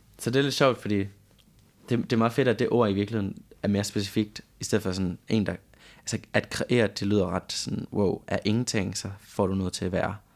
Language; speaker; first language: Danish; non-native, fluent; Spanish